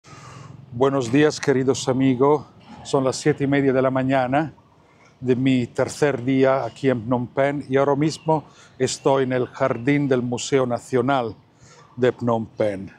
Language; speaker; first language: Spanish; non-native, fluent; Italian